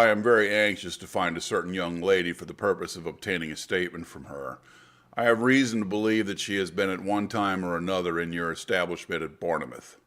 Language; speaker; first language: English; native; English